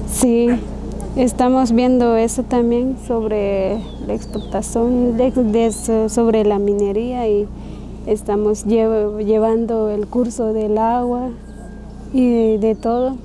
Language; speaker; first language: Spanish; non-native, local second language; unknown